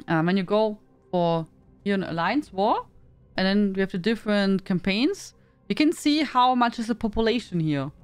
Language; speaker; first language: English; non-native, fluent; German